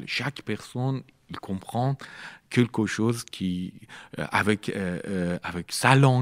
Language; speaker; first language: French; non-native, learner; Persian